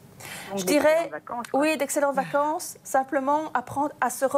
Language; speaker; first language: French; native; French